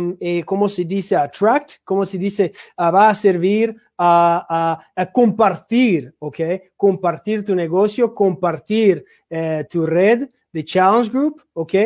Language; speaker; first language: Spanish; non-native, learner; English